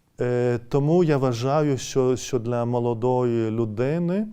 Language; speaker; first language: Ukrainian; non-native, fluent; Lithuanian